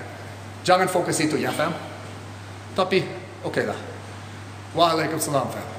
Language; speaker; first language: Indonesian; non-native, fluent; English